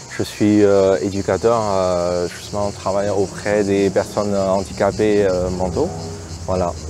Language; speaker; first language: French; non-native, fluent; Chinese